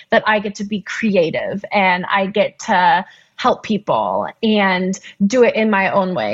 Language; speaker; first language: English; native; English